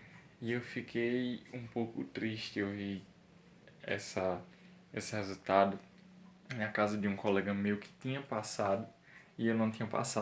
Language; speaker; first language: Portuguese; native; Portuguese